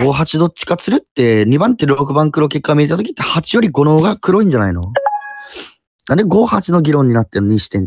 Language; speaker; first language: Japanese; native; Japanese